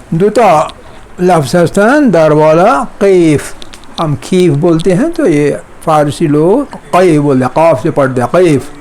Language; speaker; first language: Urdu; non-native, local second language; Kashmiri